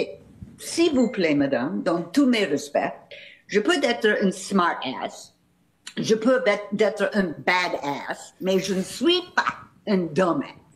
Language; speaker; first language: French; non-native, fluent; English